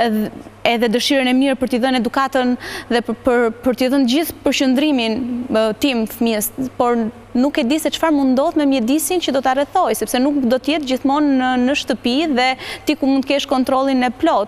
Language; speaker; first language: Albanian; native; Albanian